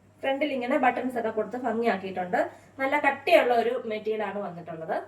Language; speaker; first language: Malayalam; native; Malayalam